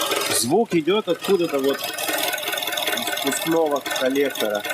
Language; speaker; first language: Russian; native; Russian